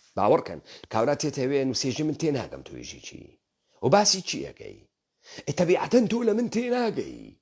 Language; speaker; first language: Central Kurdish; native; Central Kurdish